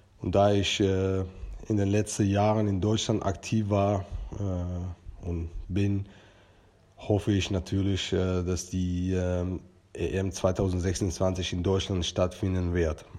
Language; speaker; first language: German; non-native, fluent; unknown